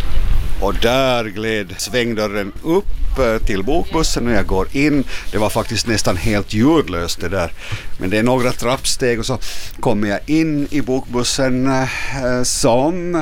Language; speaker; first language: Swedish; native; Swedish